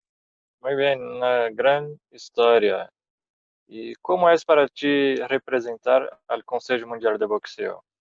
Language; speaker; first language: Spanish; non-native, fluent; Portuguese